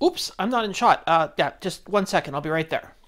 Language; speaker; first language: English; native; English